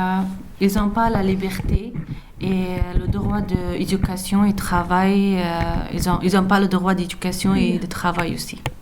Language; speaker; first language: French; non-native, learner; Persian